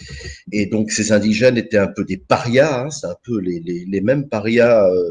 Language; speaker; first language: French; native; French